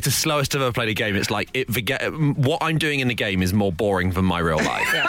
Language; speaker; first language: English; native; English